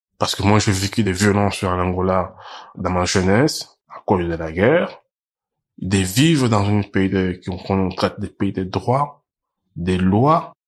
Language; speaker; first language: French; non-native, local second language; Portuguese